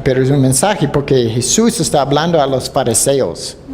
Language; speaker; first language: Spanish; non-native, fluent; Dutch